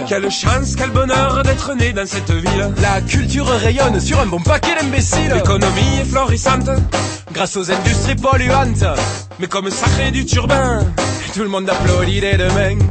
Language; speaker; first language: French; native; French